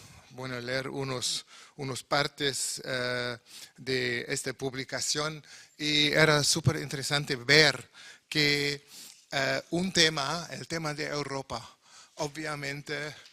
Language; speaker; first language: Spanish; non-native, fluent; German